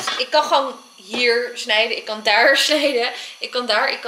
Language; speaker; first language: Dutch; native; Dutch